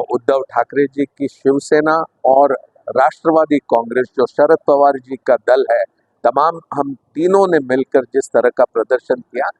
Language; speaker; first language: Hindi; non-native, local second language; Marathi